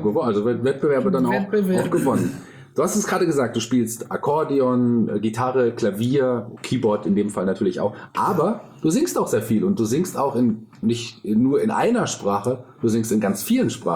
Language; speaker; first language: German; native; German